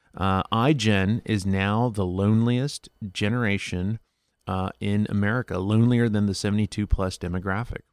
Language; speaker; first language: English; early bilingual, other home language; Spanish